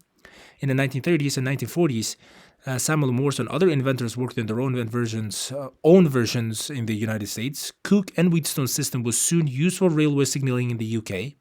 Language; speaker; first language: English; non-native, fluent; Uzbek